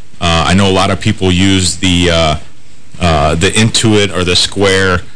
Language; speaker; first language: English; native; English